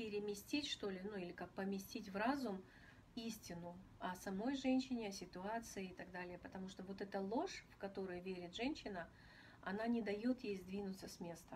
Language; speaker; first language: Russian; native; Russian